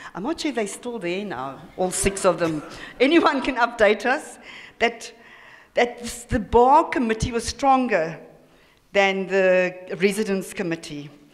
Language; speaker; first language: English; early bilingual, other home language; Afrikaans